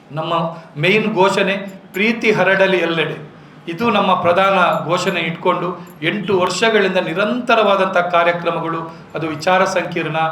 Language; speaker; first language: Kannada; native; Kannada